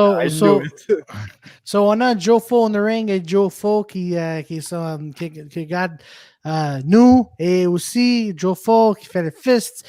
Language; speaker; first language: French; non-native, local second language; English